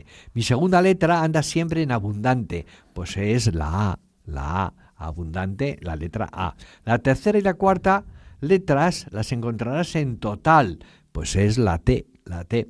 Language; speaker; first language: Spanish; native; Spanish